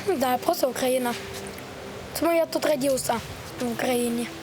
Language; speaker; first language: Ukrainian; non-native, local second language; Russian